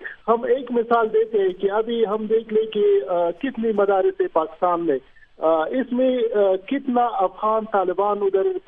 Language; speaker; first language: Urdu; non-native, fluent; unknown